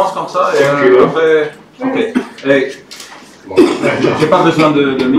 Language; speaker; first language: French; non-native, fluent; Swedish